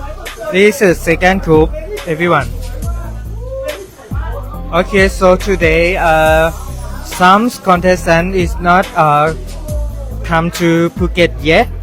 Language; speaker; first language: English; non-native, learner; Thai